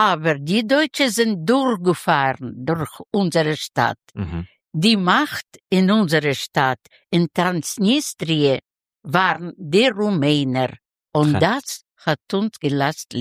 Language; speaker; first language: German; non-native, learner; Russian